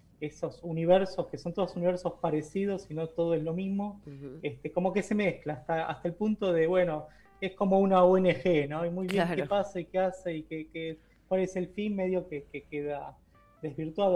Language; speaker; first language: Spanish; native; Spanish